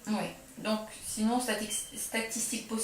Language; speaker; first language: French; native; French